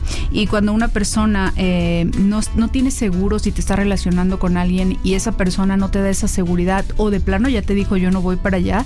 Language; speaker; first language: Spanish; native; Spanish